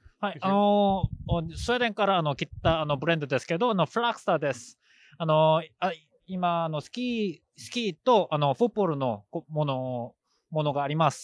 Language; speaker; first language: Japanese; non-native, learner; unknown